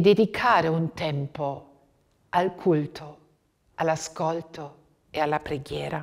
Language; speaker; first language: Italian; non-native, fluent; German